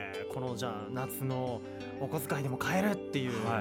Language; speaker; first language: Japanese; native; Japanese